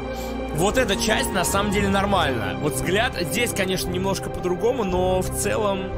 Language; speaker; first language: Russian; native; Russian